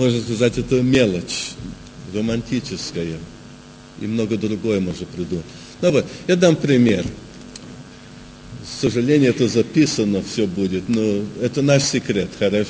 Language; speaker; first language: Russian; early bilingual, heritage; Russian